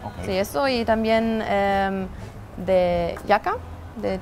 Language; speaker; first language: Spanish; non-native, learner; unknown